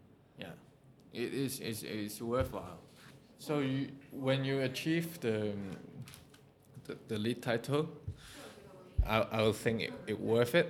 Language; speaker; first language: English; non-native, local second language; Cantonese